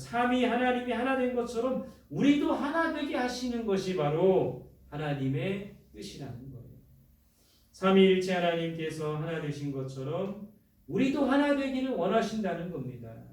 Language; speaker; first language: Korean; native; Korean